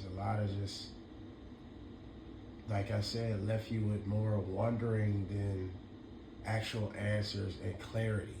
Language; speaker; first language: English; native; English